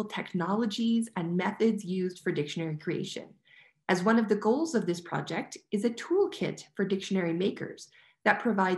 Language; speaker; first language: English; native; English